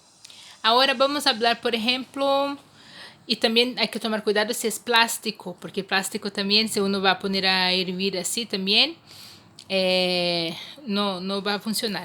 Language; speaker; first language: Spanish; non-native, fluent; Portuguese